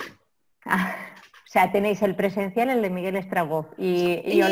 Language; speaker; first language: Spanish; native; Spanish